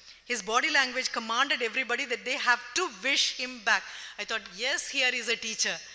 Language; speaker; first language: English; non-native, local second language; Tamil